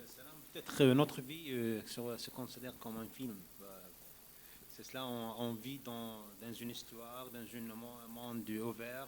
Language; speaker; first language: French; non-native, learner; Arabic